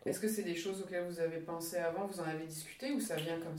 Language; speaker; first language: French; native; French